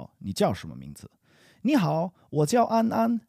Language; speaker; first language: Chinese; non-native, learner; English